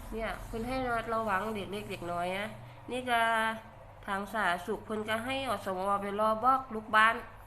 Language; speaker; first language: Thai; native; Thai